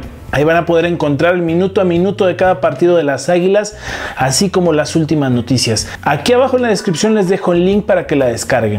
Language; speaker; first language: Spanish; native; Spanish